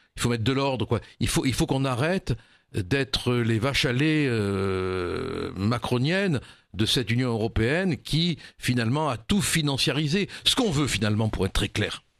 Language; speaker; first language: French; native; French